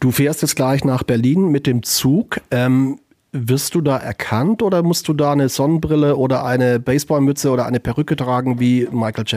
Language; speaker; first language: German; native; German